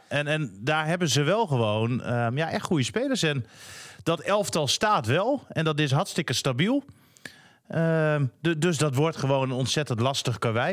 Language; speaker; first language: Dutch; native; Dutch